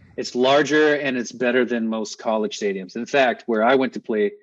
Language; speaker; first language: English; native; English